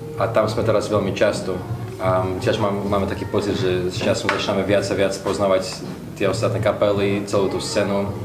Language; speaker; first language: Slovak; non-native, fluent; Russian